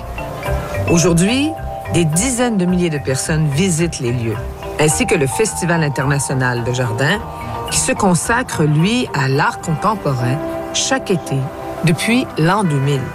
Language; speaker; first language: French; native; French